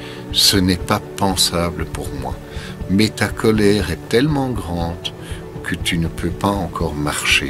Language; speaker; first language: French; native; French